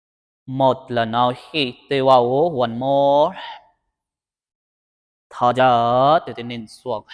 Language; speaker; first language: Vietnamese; non-native, learner; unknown